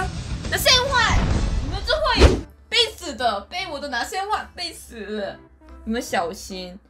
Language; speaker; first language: Chinese; non-native, fluent; Korean